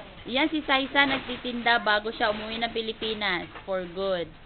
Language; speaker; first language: Filipino; non-native, local second language; Cebuano